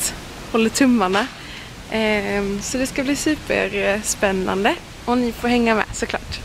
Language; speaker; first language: Swedish; native; Swedish